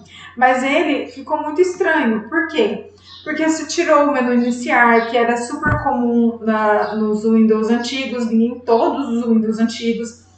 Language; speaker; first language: Portuguese; native; Portuguese